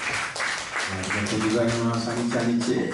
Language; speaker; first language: Japanese; non-native, fluent; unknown